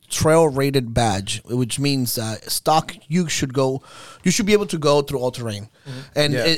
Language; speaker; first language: English; early bilingual, other home language; Spanish